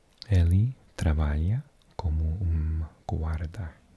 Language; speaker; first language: Portuguese; non-native, learner; English